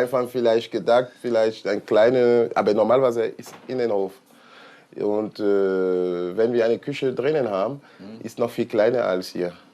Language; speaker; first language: German; non-native, learner; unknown